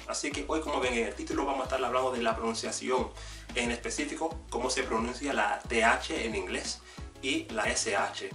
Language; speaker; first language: Spanish; non-native, fluent; English